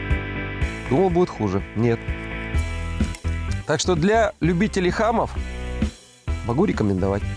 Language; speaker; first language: Russian; native; Russian